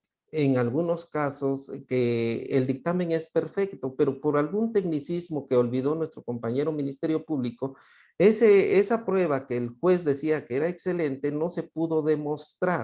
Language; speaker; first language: Spanish; native; Spanish